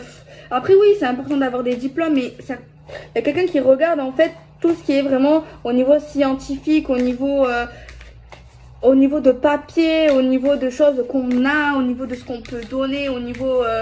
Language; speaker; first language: French; native; French